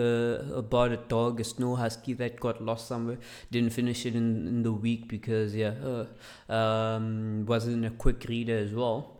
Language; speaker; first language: English; non-native, local second language; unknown